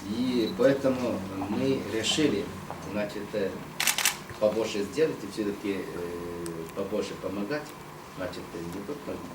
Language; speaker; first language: Russian; non-native, fluent; Chinese